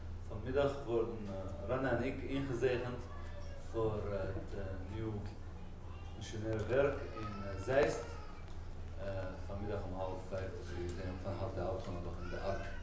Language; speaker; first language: Dutch; non-native, fluent; Arabic